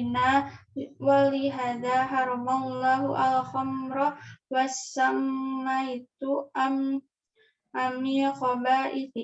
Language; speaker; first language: Arabic; non-native, learner; Indonesian